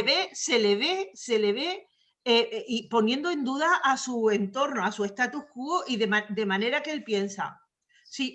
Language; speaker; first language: Spanish; native; Spanish